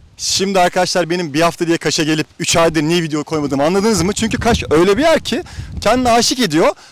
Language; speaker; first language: Turkish; native; Turkish